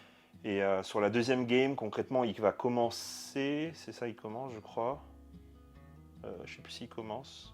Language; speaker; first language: French; native; French